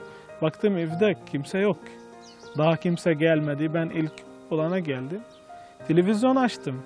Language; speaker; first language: Turkish; non-native, fluent; Arabic